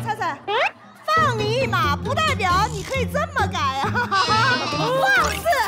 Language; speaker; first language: Chinese; native; Chinese